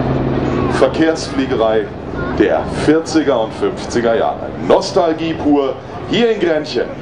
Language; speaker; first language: German; native; German